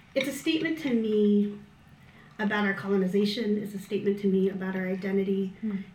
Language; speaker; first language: English; early bilingual, other home language; Filipino